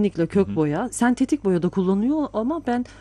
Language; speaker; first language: Turkish; native; Turkish